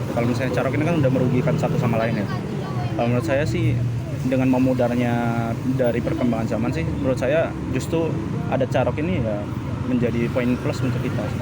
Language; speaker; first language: Indonesian; non-native, local second language; Madurese